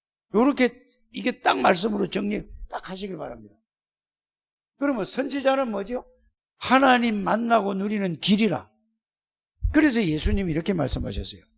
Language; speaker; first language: Korean; native; Korean